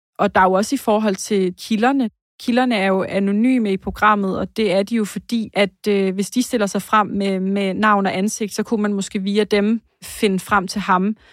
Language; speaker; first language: Danish; native; Danish